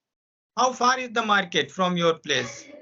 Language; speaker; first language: English; non-native, local second language; Hindi